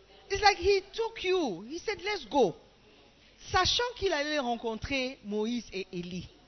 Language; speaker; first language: English; non-native, local second language; Akan